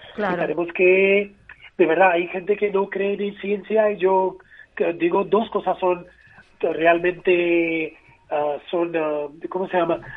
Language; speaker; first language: Spanish; non-native, fluent; Hindi